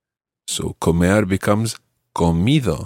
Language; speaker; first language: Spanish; non-native, fluent; English